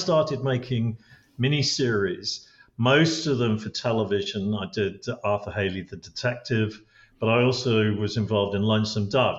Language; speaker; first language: English; native; English